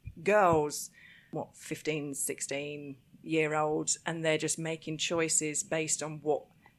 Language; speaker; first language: English; native; English